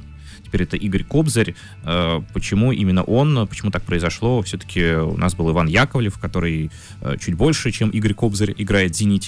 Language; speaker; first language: Russian; native; Russian